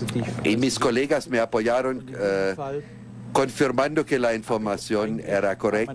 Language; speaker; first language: Spanish; non-native, fluent; German